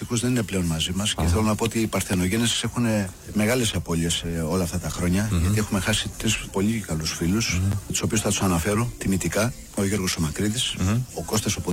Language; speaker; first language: Greek; non-native, local second language; English